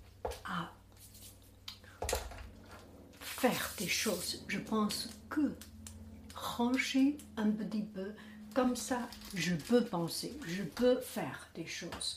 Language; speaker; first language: French; non-native, learner; Chinese